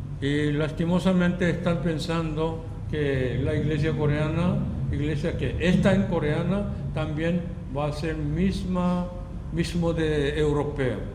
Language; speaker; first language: Spanish; non-native, fluent; Korean